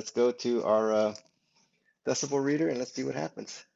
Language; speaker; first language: English; native; English